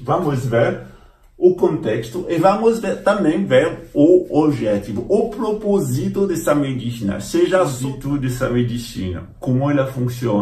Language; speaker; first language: Portuguese; non-native, fluent; French